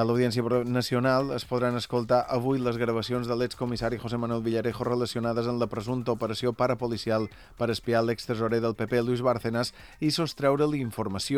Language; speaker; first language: Catalan; native; Catalan